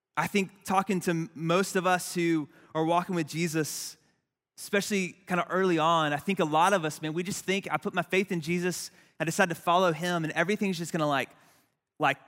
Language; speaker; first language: English; native; English